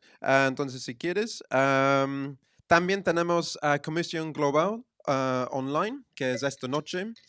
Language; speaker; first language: Spanish; non-native, fluent; English